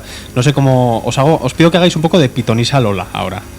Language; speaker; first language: Spanish; native; Spanish